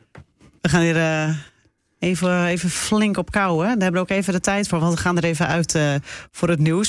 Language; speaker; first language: Dutch; native; Dutch